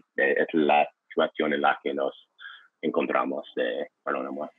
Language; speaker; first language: Spanish; non-native, learner; English